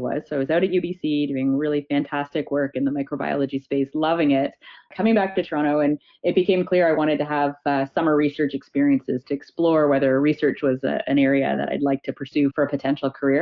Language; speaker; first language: English; native; English